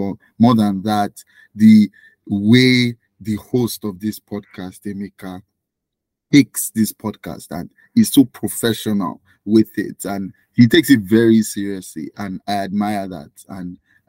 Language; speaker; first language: English; non-native, local second language; Yoruba